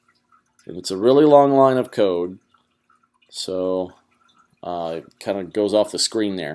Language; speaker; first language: English; native; English